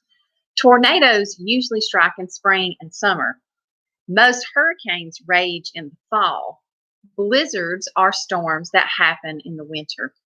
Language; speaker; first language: English; native; English